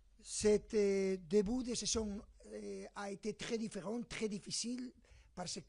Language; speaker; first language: French; non-native, fluent; Spanish